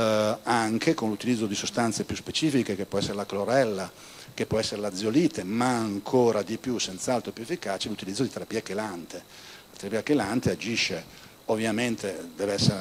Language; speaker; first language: Italian; native; Italian